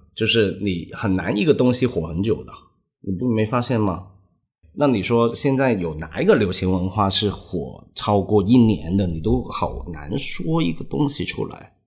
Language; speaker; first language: Chinese; non-native, local second language; Cantonese